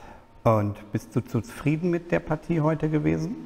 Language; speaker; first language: German; native; German